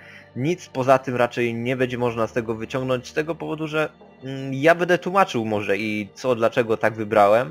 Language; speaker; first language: Polish; native; Polish